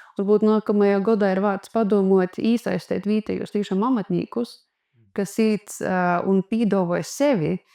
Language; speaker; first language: Latvian; native; Latvian